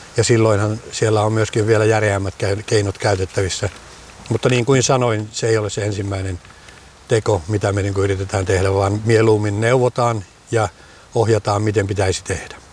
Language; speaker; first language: Finnish; native; Finnish